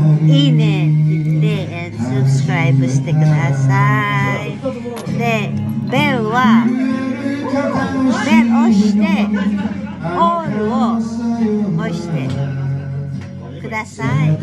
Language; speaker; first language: Japanese; non-native, fluent; Filipino